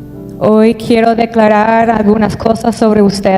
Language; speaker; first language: Spanish; native; Spanish